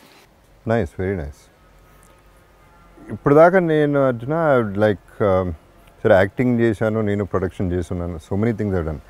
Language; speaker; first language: Telugu; native; Telugu